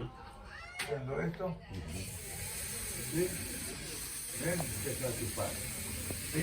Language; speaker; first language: Spanish; non-native, fluent; Hebrew